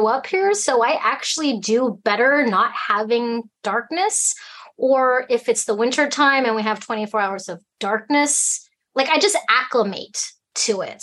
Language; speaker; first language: English; early bilingual, other home language; Cantonese